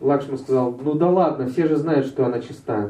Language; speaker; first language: Russian; native; Russian